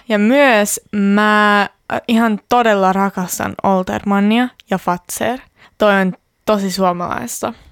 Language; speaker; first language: Finnish; native; Finnish